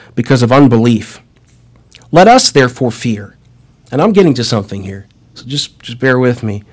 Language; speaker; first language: English; native; English